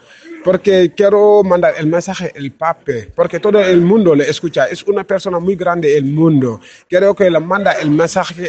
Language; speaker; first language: Spanish; non-native, learner; Wolof